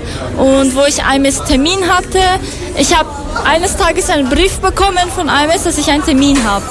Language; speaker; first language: German; non-native, fluent; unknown